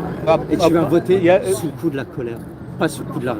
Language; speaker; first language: French; native; French